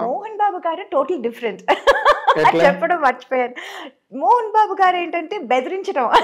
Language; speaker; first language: Telugu; non-native, local second language; Tamil